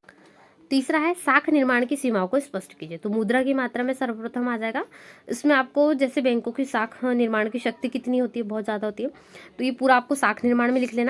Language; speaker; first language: Hindi; native; Hindi